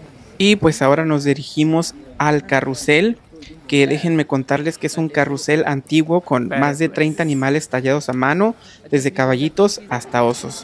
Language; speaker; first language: Spanish; native; Spanish